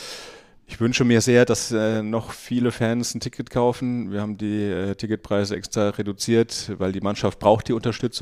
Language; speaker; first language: German; native; German